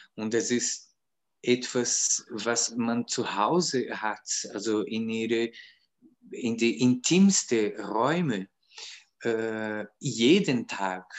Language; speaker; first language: German; non-native, fluent; Portuguese